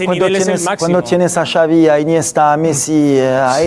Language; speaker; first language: Spanish; non-native, fluent; French